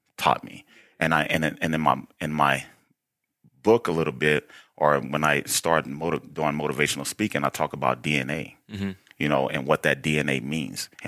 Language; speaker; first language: English; native; English